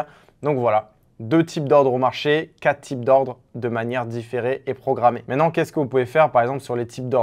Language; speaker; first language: French; native; French